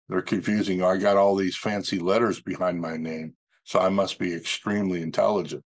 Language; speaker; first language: English; native; English